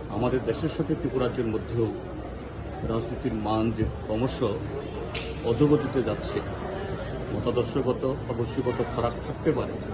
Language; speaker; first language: Bangla; non-native, local second language; Kok Borok